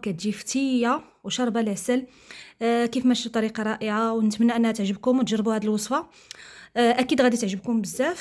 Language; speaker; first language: Arabic; native; Arabic